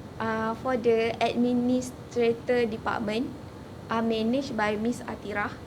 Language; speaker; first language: English; non-native, learner; Malay